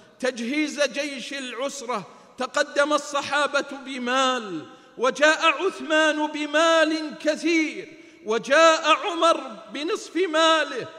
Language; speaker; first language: Arabic; native; Arabic